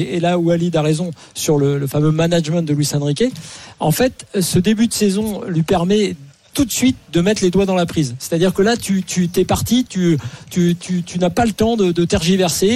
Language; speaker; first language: French; native; French